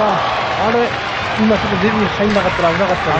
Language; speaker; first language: Japanese; native; Japanese